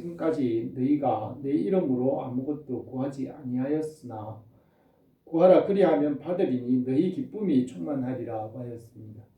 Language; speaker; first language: Korean; native; Korean